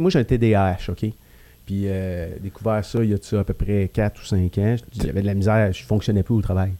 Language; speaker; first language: French; native; French